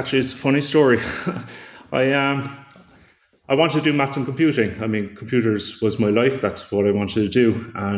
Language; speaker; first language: English; native; English